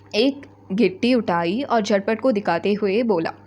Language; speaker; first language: Hindi; non-native, local second language; Malayalam